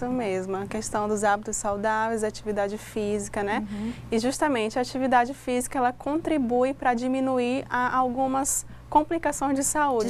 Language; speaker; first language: Portuguese; native; Portuguese